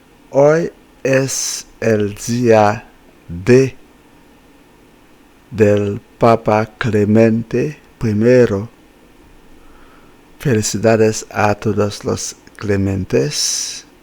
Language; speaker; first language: Spanish; non-native, fluent; Haitian Creole